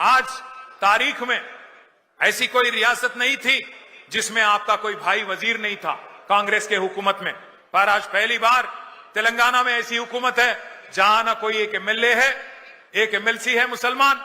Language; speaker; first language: Hindi; non-native, local second language; Telugu